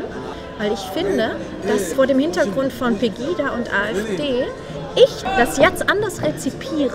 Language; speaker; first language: German; native; German